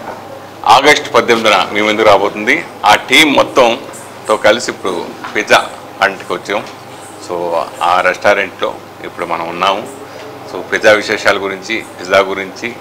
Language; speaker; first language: Telugu; native; Telugu